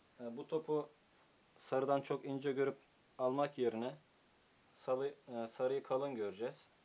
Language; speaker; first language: Turkish; native; Turkish